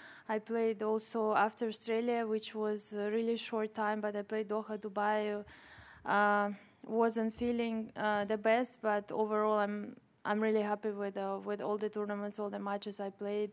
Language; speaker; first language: English; non-native, fluent; Russian